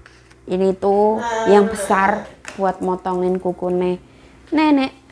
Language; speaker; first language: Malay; non-native, local second language; Javanese